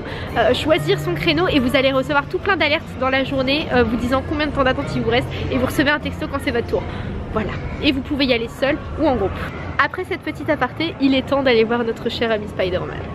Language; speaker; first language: French; native; French